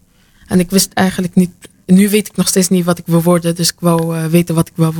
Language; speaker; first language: Dutch; early bilingual, other home language; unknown